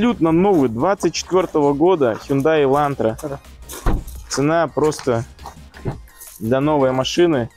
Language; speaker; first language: Russian; native; Russian